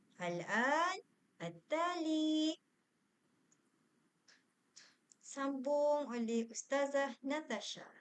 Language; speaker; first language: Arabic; non-native, learner; Malay